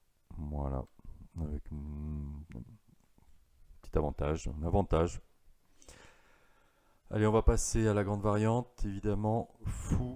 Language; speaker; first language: French; native; French